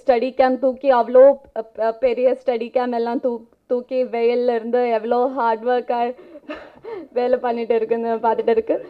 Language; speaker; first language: Tamil; non-native, fluent; Malayalam